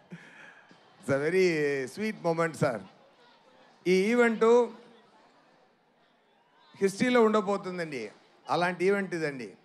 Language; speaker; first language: Telugu; non-native, fluent; Tamil